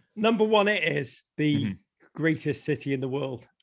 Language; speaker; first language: English; native; English